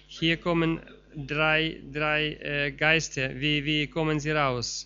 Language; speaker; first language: German; non-native, fluent; Russian